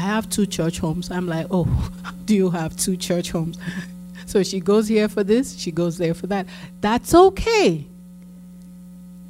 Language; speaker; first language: English; non-native, local second language; Yoruba